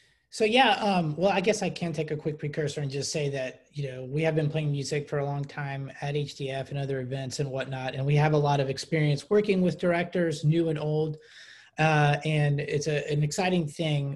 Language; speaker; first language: English; early bilingual, other home language; Greek